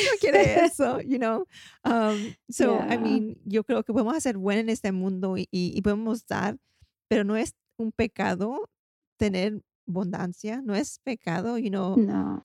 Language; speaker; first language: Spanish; early bilingual, heritage; Spanish